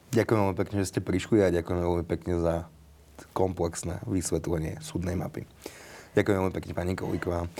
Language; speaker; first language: Slovak; native; Slovak